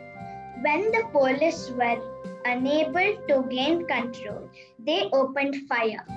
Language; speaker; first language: English; non-native, local second language; Kannada